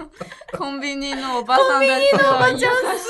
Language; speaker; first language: Japanese; non-native, learner; Chinese